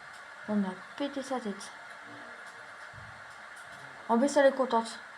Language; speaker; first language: French; native; French